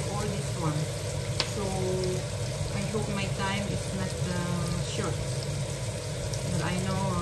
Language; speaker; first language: English; non-native, learner; Filipino